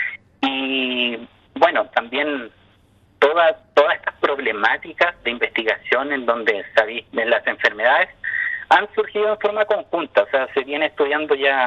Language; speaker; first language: Spanish; native; Spanish